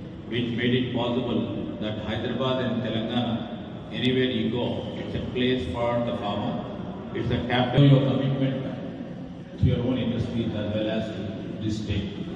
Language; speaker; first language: English; non-native, local second language; Telugu